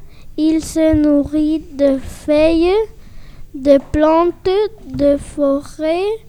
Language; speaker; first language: French; non-native, learner; Spanish